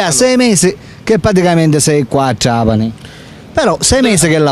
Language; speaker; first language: Italian; native; Italian